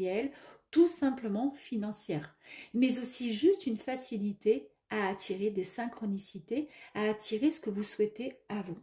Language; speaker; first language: French; native; French